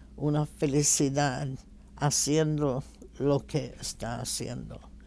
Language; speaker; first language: Spanish; non-native, fluent; English